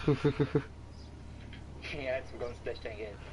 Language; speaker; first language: German; native; German